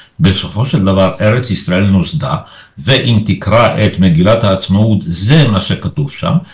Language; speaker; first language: Hebrew; early bilingual, other home language; Polish